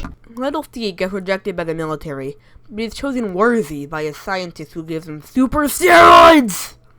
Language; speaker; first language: English; native; English